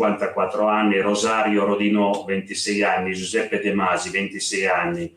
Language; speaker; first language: Italian; native; Italian